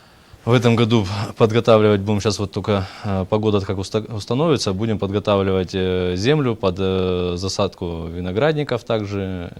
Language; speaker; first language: Russian; native; Russian